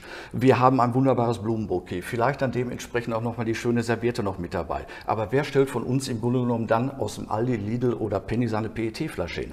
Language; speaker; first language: German; native; German